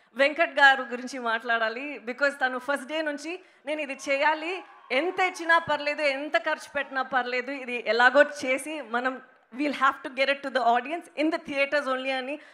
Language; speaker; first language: Telugu; non-native, local second language; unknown